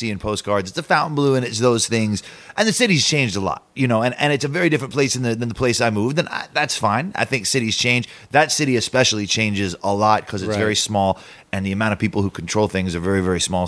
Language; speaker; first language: English; native; English